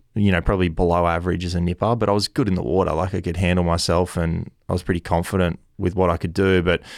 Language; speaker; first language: English; native; English